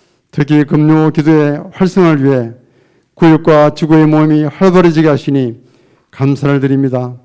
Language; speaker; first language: Korean; native; Korean